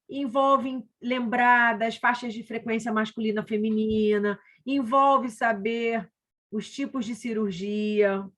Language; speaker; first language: Portuguese; native; Portuguese